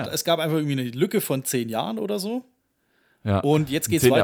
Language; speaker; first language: German; native; German